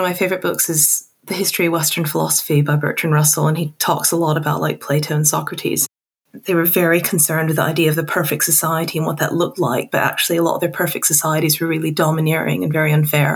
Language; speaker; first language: English; native; English